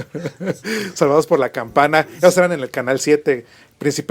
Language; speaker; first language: Spanish; native; Spanish